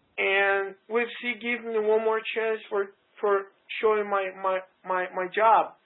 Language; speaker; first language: English; non-native, learner; Portuguese